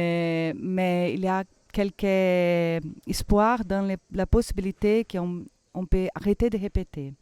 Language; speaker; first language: French; non-native, fluent; Portuguese